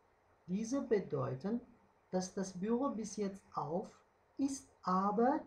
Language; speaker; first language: German; non-native, fluent; Uzbek